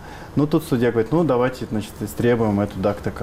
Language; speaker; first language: Russian; native; Russian